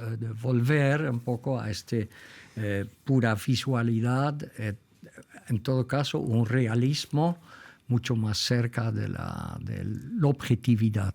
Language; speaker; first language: Spanish; non-native, fluent; Dutch